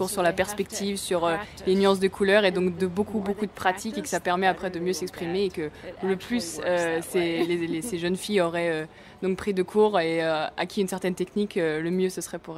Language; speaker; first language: French; native; French